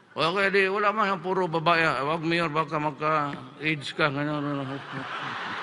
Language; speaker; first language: Filipino; non-native, local second language; Cebuano